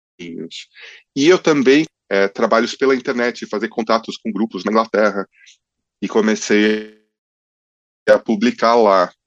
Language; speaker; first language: Portuguese; early bilingual, other home language; English